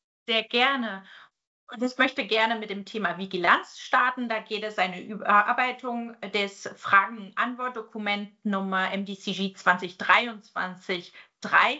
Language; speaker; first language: German; native; German